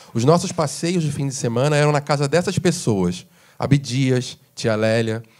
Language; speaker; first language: Portuguese; native; Portuguese